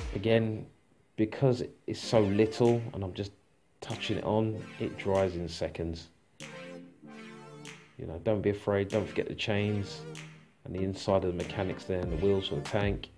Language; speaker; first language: English; native; English